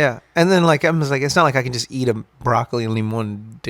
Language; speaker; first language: English; native; English